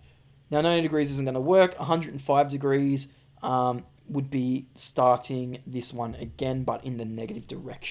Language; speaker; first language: English; native; English